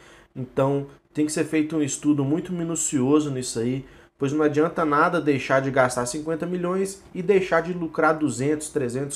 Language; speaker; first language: Portuguese; native; Portuguese